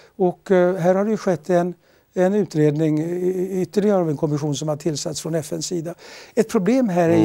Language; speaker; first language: Swedish; native; Swedish